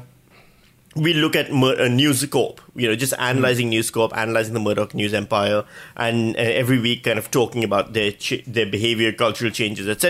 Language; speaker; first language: English; non-native, local second language; Urdu